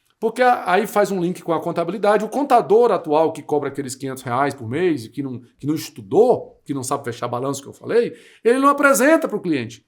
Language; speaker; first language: Portuguese; native; Portuguese